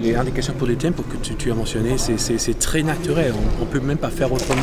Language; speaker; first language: French; native; French